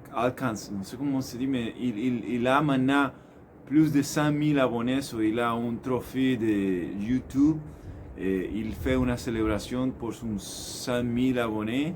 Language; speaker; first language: French; non-native, learner; Spanish